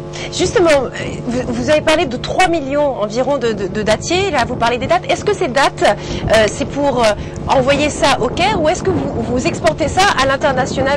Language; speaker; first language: French; native; French